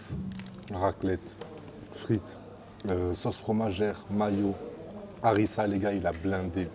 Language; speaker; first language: French; native; French